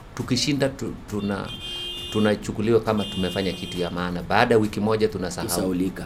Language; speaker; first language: Swahili; non-native, local second language; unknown